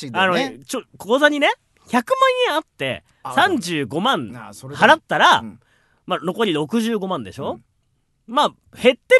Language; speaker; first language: Japanese; native; Japanese